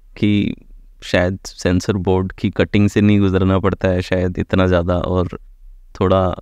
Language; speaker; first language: Hindi; native; Hindi